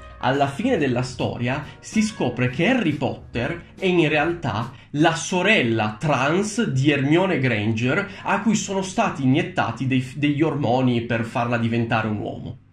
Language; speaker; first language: Italian; early bilingual, other home language; Romanian